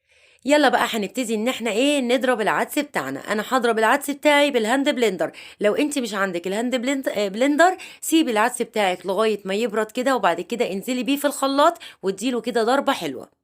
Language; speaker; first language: Arabic; native; Arabic